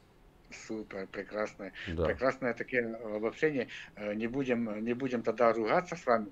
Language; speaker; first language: Russian; native; Russian